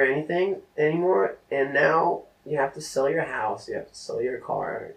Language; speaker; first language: English; non-native, fluent; Czech